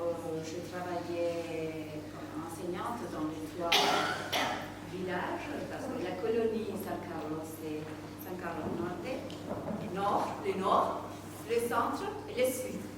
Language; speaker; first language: French; non-native, fluent; Spanish